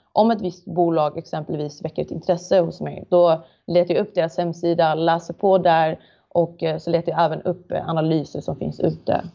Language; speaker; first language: Swedish; native; Swedish